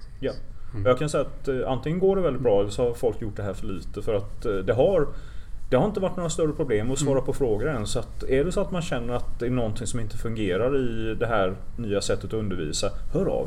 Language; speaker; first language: Swedish; native; Swedish